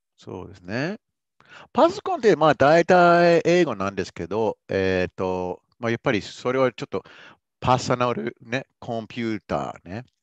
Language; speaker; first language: Japanese; non-native, fluent; English